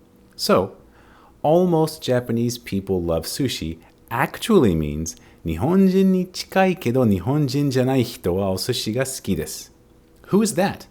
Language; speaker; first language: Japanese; non-native, fluent; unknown